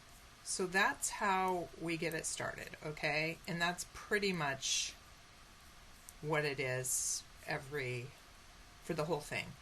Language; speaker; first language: English; native; English